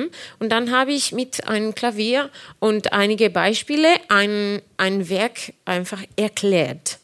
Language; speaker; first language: German; non-native, fluent; Spanish